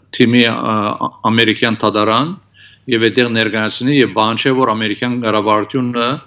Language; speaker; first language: Armenian; early bilingual, heritage; Armenian